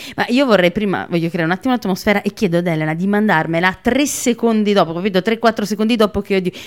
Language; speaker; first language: Italian; native; Italian